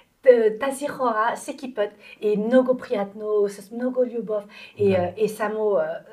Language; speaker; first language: Bulgarian; non-native, learner; French